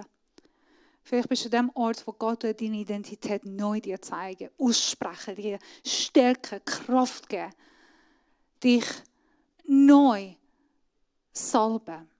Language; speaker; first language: German; non-native, fluent; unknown